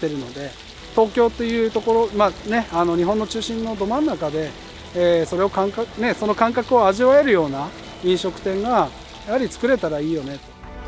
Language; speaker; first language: Japanese; native; Japanese